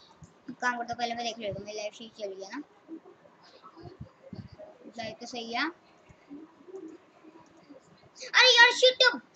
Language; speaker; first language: Hindi; native; Hindi